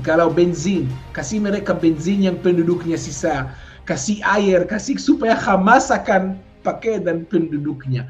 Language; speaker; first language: Indonesian; non-native, fluent; Hebrew